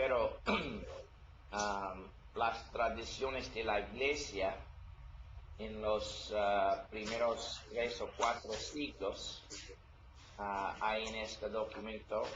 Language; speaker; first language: Spanish; non-native, learner; English